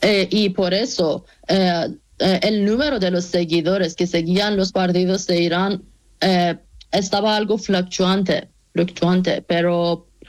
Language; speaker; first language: Spanish; non-native, fluent; Persian